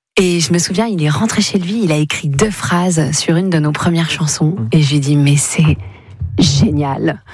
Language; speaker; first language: French; native; French